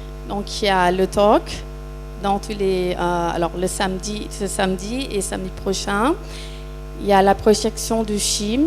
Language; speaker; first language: French; non-native, fluent; Thai